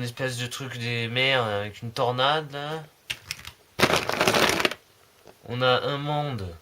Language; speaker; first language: French; native; French